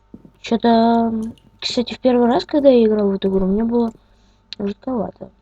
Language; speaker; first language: Russian; native; Russian